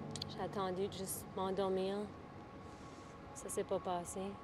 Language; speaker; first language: French; early bilingual, heritage; French